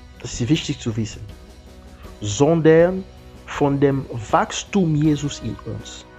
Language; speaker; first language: German; non-native, learner; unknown